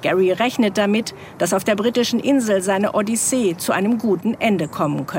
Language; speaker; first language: German; native; German